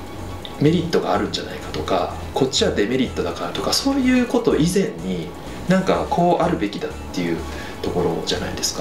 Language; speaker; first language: Japanese; native; Japanese